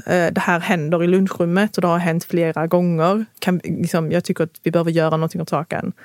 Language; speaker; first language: Swedish; early bilingual, other home language; Arabic